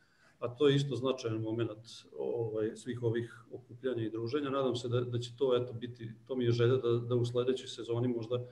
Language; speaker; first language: Serbian; native; Serbian